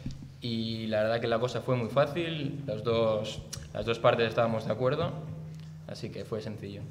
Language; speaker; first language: Spanish; native; Spanish